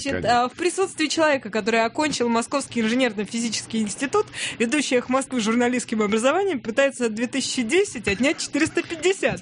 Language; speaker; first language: Russian; native; Russian